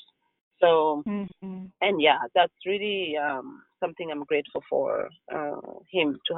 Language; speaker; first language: English; non-native, local second language; Kinyarwanda